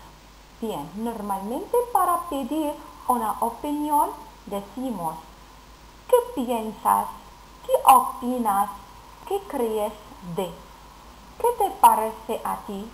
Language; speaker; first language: Spanish; non-native, fluent; Arabic